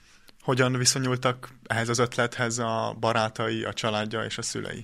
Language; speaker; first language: Hungarian; native; Hungarian